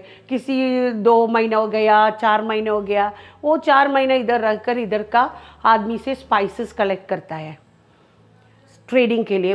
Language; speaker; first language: Hindi; non-native, local second language; Malayalam